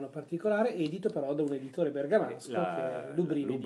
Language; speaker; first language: Italian; native; Italian